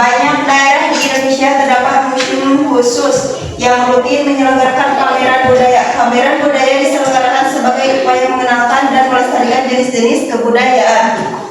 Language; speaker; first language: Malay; non-native, local second language; Sundanese